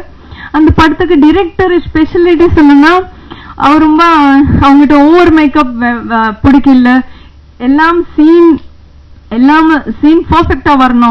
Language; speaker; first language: Tamil; non-native, learner; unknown